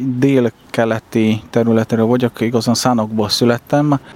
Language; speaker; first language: Hungarian; non-native, learner; Polish